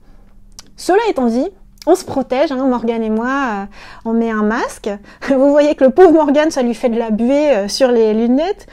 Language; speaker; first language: French; native; French